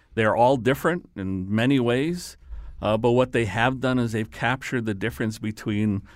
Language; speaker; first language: English; early bilingual, other home language; Lithuanian